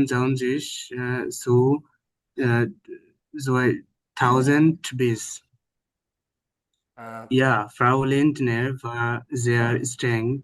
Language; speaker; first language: German; non-native, learner; Bangla